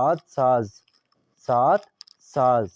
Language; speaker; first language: Persian; non-native, fluent; Urdu